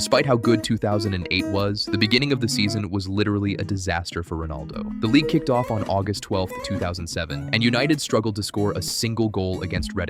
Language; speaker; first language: English; native; English